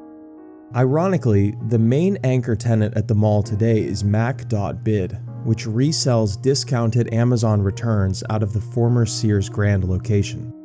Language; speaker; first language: English; native; English